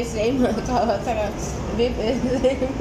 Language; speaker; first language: English; non-native, local second language; Filipino